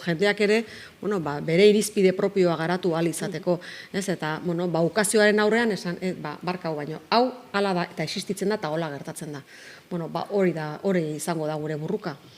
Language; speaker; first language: Basque; native; Basque